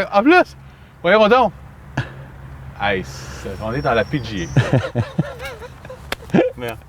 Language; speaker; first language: French; native; French